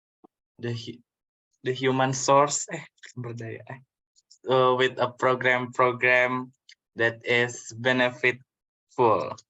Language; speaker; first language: English; non-native, learner; Indonesian